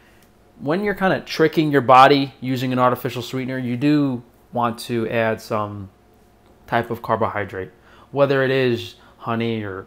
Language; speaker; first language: English; native; English